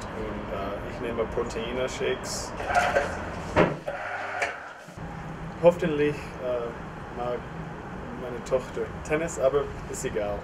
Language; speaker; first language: German; non-native, fluent; English